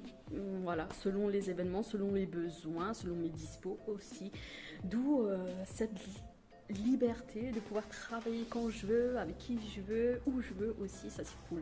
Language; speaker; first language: French; native; French